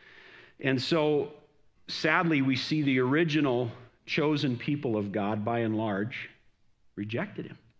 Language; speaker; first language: English; native; English